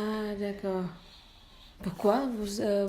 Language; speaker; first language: French; non-native, learner; Malay